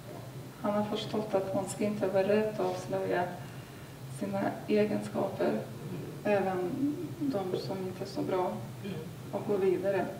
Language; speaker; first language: Swedish; non-native, fluent; Lithuanian